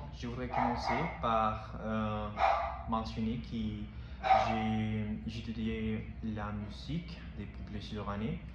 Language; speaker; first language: French; non-native, learner; Spanish